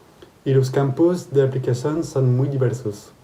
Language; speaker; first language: Spanish; non-native, fluent; French